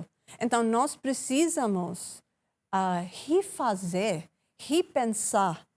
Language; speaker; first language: Portuguese; non-native, learner; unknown